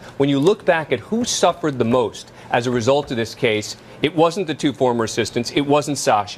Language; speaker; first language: English; native; English